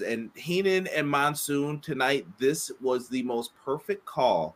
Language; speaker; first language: English; native; English